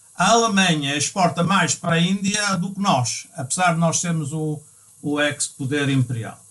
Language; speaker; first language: Portuguese; early bilingual, other home language; English